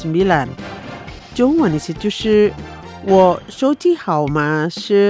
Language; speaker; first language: Chinese; non-native, fluent; Indonesian